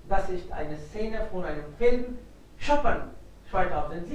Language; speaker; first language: German; non-native, fluent; Hindi